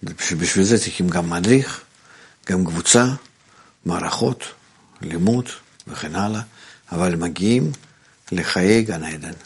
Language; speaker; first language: Hebrew; non-native, fluent; Russian